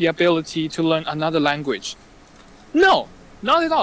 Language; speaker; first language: English; non-native, fluent; Chinese